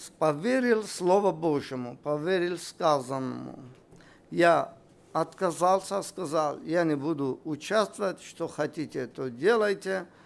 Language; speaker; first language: Russian; non-native, local second language; Armenian